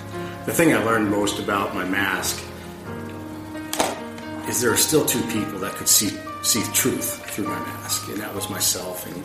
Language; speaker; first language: English; native; English